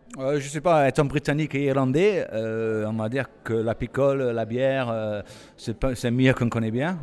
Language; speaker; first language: French; non-native, fluent; English